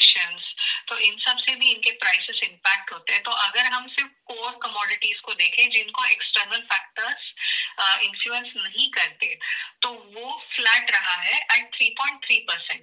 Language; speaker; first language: Hindi; native; Hindi